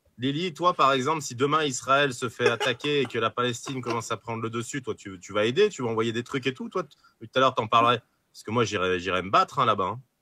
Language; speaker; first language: French; native; French